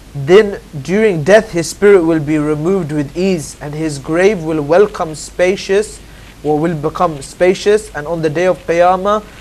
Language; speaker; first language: English; native; English